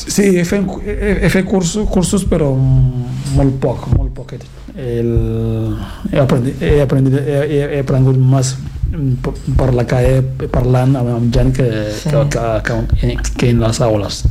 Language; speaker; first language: Catalan; non-native, fluent; Fula